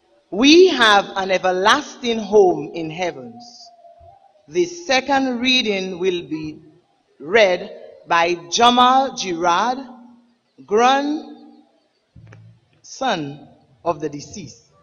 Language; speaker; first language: English; non-native, local second language; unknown